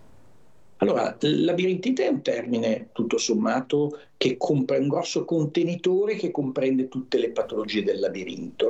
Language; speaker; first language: Italian; native; Italian